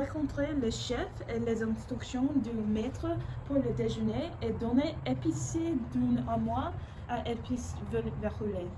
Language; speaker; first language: French; non-native, learner; English